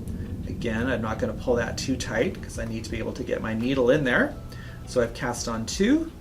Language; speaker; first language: English; native; English